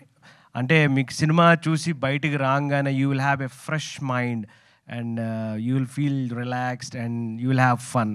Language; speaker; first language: Telugu; native; Telugu